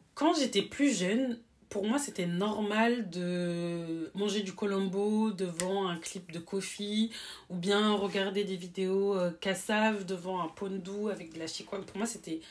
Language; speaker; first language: French; native; French